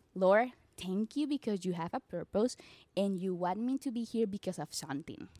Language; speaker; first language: English; non-native, learner; Spanish